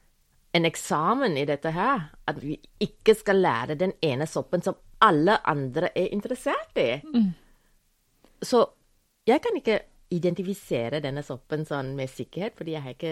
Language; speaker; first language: Norwegian; non-native, fluent; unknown